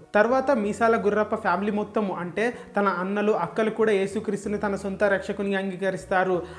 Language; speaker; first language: Telugu; native; Telugu